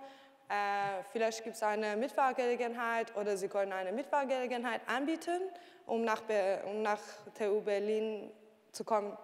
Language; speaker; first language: German; non-native, learner; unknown